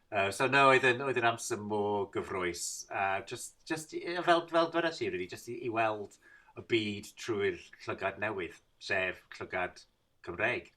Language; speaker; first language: Welsh; non-native, fluent; English